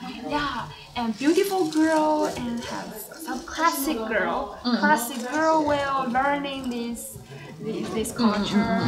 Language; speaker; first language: English; non-native, learner; Burmese